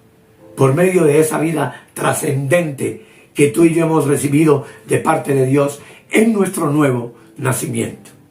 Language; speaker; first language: Spanish; native; Spanish